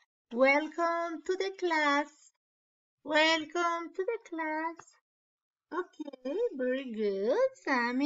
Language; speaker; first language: English; non-native, learner; Spanish